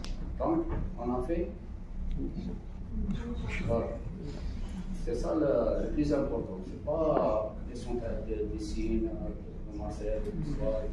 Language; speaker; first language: French; non-native, local second language; Arabic